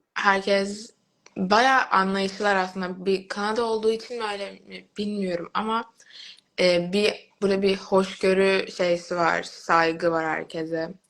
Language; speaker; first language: Turkish; native; Turkish